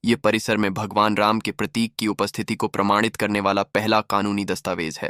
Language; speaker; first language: Hindi; native; Hindi